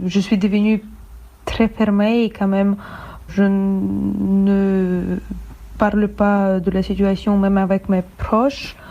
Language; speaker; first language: French; non-native, fluent; Russian